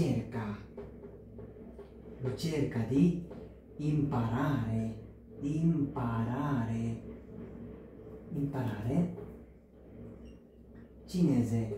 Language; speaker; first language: Italian; non-native, fluent; Bangla